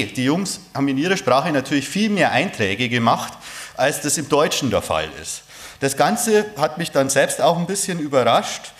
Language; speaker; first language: German; native; German